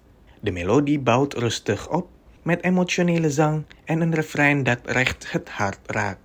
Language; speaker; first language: Dutch; non-native, fluent; Indonesian